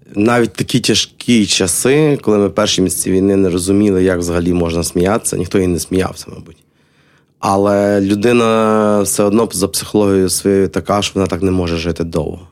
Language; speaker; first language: Ukrainian; native; Ukrainian